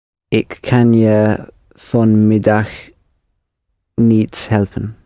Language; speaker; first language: Dutch; non-native, learner; English